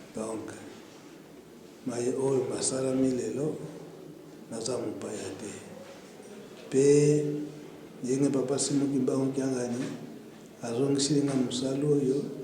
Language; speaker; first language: Lingala; non-native, local second language; Kongo